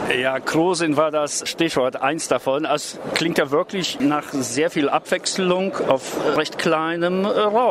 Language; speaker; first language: German; native; German